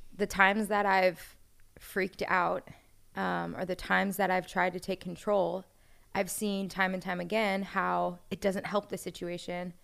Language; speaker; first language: English; native; English